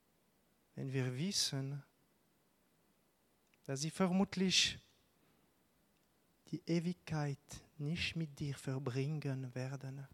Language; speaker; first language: German; non-native, local second language; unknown